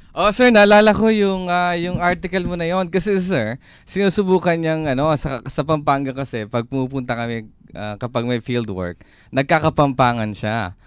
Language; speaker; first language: Filipino; native; Filipino